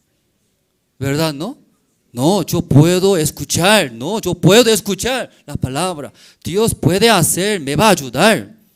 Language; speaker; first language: Spanish; non-native, learner; Korean